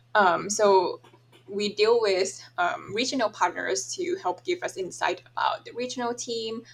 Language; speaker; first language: English; non-native, fluent; Thai